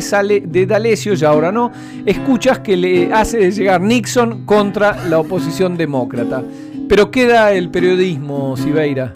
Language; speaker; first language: Spanish; native; Spanish